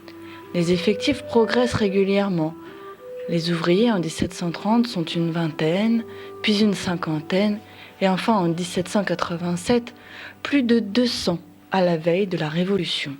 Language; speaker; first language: French; native; French